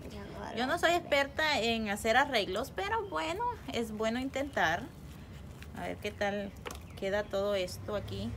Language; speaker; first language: Spanish; native; Spanish